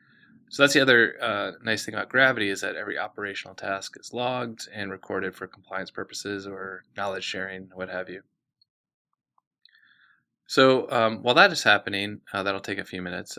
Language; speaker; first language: English; native; English